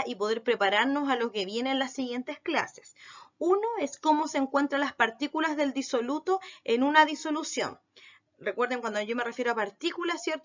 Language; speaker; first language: Spanish; native; Spanish